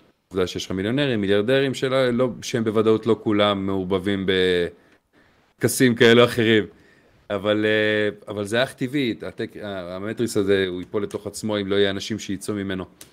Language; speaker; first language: Hebrew; native; Hebrew